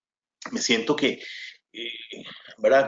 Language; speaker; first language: Spanish; native; Spanish